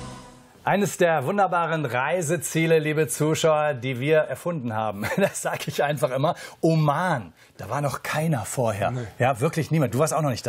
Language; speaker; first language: German; native; German